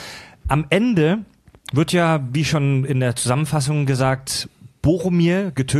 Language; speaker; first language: German; native; German